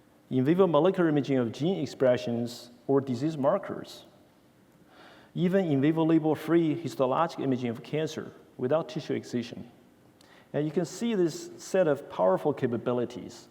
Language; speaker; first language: English; non-native, fluent; Chinese